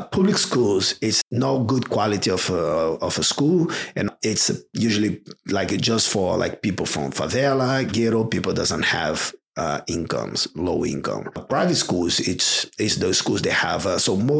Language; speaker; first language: English; non-native, fluent; Portuguese